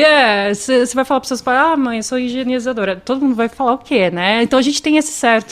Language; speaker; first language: Portuguese; native; Portuguese